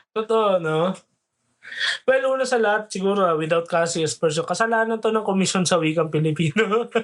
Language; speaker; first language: Filipino; native; Filipino